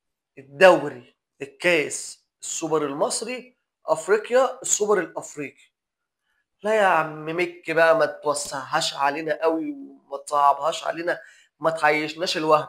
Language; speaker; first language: Arabic; native; Arabic